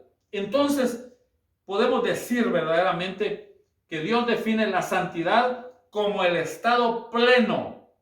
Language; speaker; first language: Spanish; native; Spanish